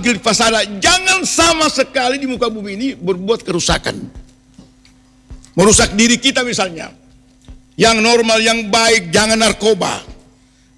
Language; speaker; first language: Indonesian; non-native, local second language; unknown